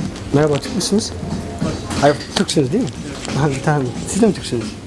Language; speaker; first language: Turkish; native; Turkish